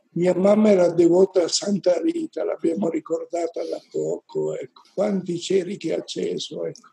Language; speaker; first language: Italian; native; Italian